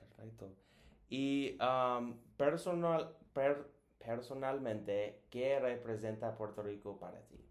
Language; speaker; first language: Spanish; non-native, learner; English